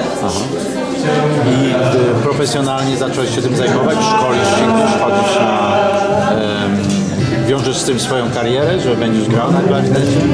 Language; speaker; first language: Polish; native; Polish